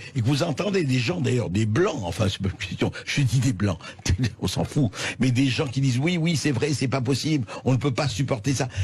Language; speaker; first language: French; native; French